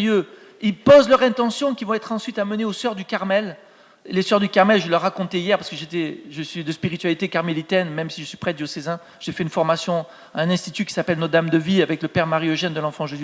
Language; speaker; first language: French; native; French